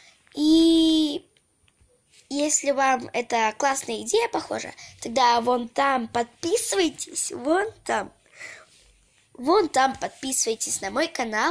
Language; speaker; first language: Russian; early bilingual, heritage; Russian